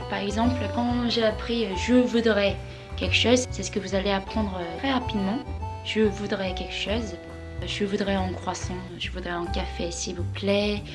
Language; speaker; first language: French; non-native, fluent; Korean